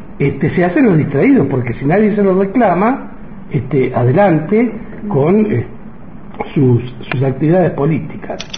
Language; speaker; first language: Spanish; native; Spanish